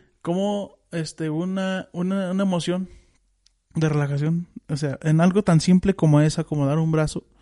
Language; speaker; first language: Spanish; native; Spanish